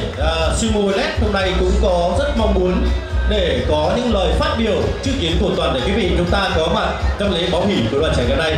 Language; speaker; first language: Vietnamese; native; Vietnamese